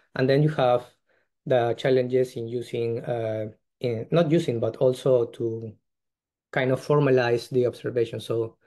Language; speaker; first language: English; non-native, fluent; Spanish